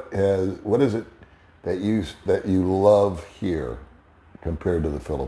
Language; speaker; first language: English; native; English